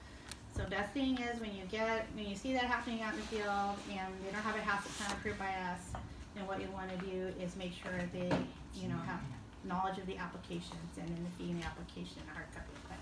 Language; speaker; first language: English; native; English